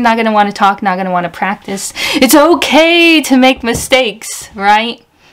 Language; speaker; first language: English; native; English